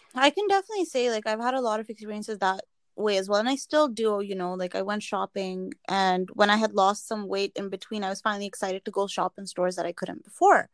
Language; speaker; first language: English; non-native, local second language; Hindi